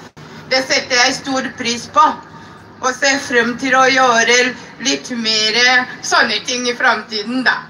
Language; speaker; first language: Norwegian; non-native, fluent; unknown